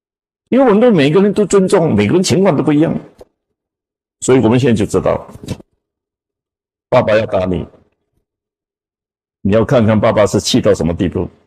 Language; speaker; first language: Chinese; native; Chinese